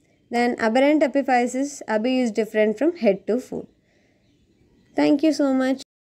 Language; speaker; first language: English; non-native, local second language; Tamil